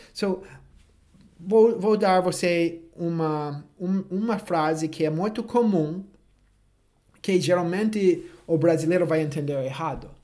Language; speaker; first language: Portuguese; non-native, fluent; English